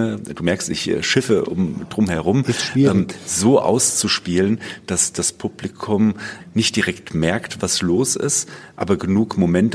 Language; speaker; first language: German; native; German